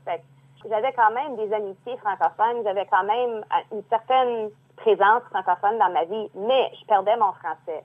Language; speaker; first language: French; native; French